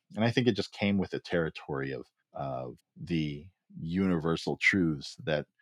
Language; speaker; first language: English; early bilingual, other home language; Filipino